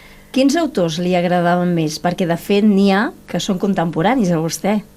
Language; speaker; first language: Catalan; native; Catalan